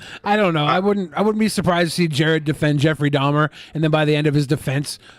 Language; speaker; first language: English; native; English